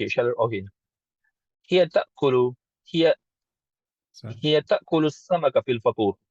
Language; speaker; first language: Arabic; non-native, learner; English